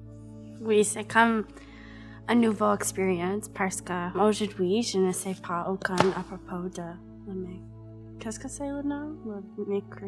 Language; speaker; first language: French; non-native, learner; English